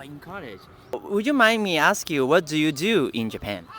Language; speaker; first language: English; non-native, fluent; Japanese